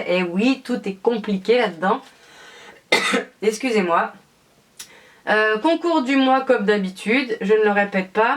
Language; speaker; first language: French; native; French